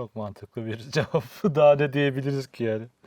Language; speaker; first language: Turkish; native; Turkish